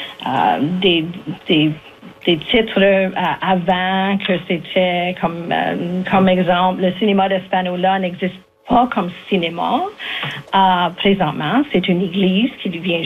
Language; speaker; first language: French; native; French